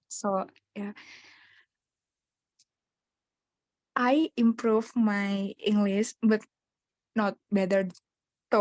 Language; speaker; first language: English; non-native, learner; Indonesian